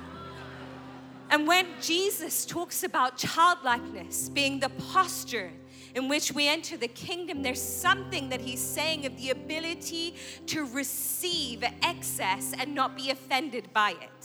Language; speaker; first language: English; native; English